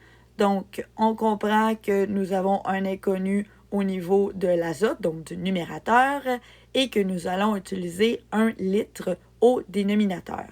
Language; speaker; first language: French; native; French